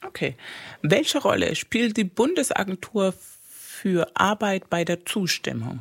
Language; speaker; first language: German; non-native, fluent; Spanish